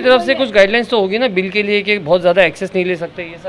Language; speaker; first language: Hindi; native; Hindi